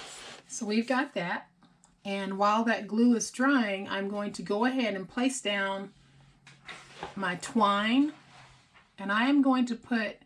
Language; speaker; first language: English; native; English